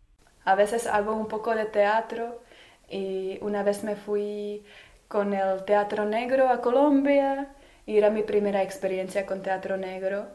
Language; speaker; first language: Spanish; non-native, fluent; Czech